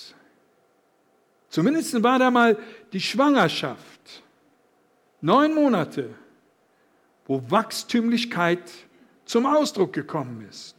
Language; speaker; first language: German; native; German